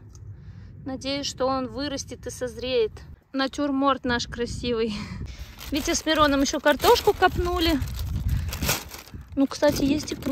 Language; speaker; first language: Russian; native; Russian